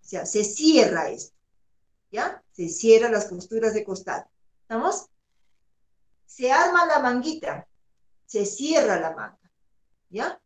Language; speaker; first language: Spanish; native; Spanish